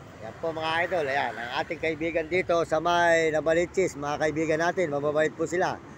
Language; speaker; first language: Filipino; native; Filipino